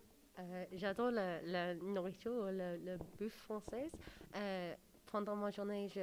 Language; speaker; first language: French; non-native, learner; English